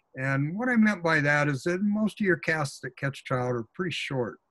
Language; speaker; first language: English; native; English